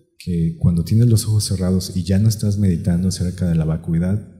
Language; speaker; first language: Spanish; native; Spanish